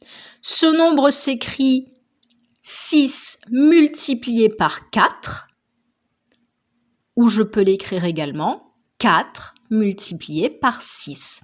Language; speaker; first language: French; native; French